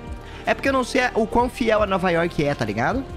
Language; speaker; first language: Portuguese; native; Portuguese